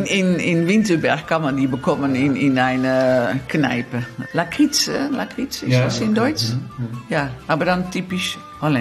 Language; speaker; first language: German; non-native, learner; Dutch